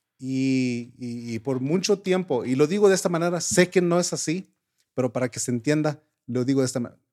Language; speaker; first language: Spanish; early bilingual, heritage; Spanish